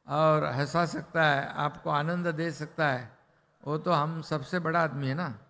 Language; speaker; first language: Hindi; non-native, local second language; Marathi